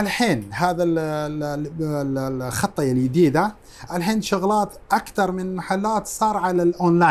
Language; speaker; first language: Arabic; non-native, fluent; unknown